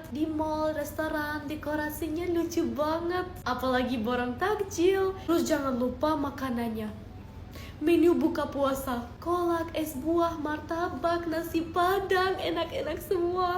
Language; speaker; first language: Indonesian; non-native, fluent; German